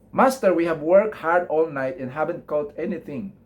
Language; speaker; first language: English; non-native, local second language; Filipino